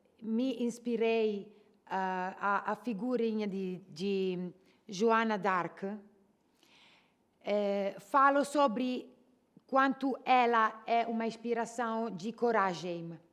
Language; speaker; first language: Portuguese; non-native, learner; Italian